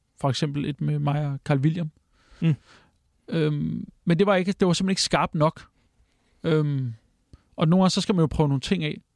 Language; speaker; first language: Danish; native; Danish